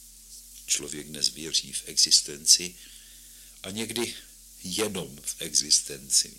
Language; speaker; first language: Czech; native; Czech